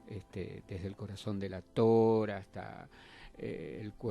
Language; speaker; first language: Spanish; native; Spanish